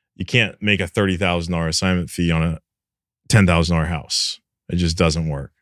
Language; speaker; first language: English; native; English